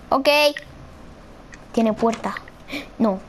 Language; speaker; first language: Spanish; native; Spanish